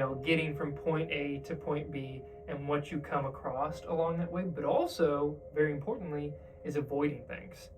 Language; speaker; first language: English; native; English